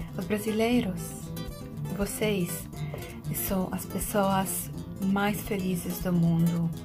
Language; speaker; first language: Portuguese; non-native, fluent; Polish